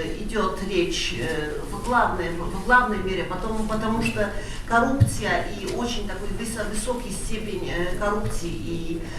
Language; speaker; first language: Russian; non-native, fluent; Polish